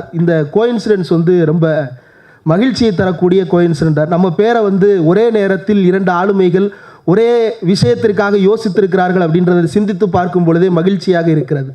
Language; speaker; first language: Tamil; native; Tamil